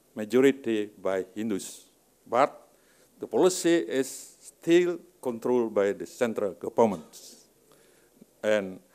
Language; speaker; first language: English; non-native, fluent; Indonesian